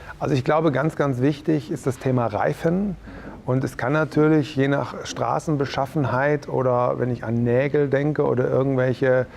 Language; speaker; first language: German; native; German